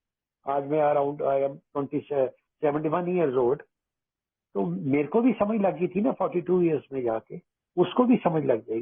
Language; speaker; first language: Hindi; native; Hindi